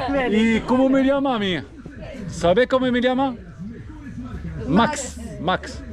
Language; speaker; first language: Spanish; non-native, learner; French